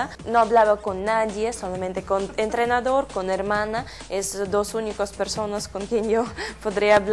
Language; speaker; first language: Spanish; non-native, learner; Russian